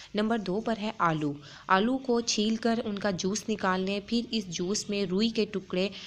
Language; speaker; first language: Urdu; native; Urdu